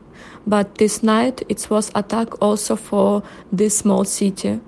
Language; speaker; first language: English; non-native, learner; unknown